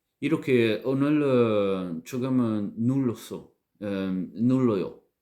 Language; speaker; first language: Korean; non-native, learner; French